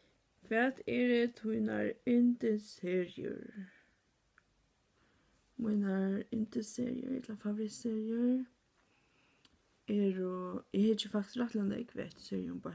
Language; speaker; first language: Norwegian; non-native, learner; Faroese